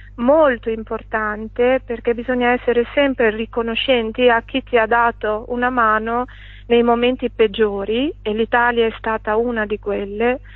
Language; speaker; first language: Italian; non-native, fluent; Albanian